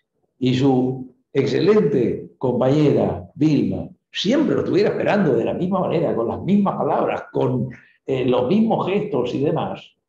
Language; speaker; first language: Spanish; native; Spanish